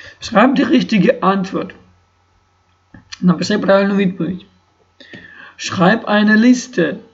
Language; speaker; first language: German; non-native, fluent; Ukrainian